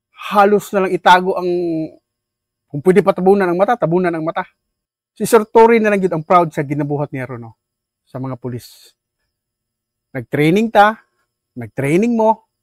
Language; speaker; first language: Cebuano; native; Cebuano